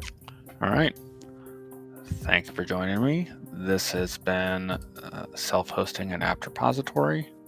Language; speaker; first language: English; native; English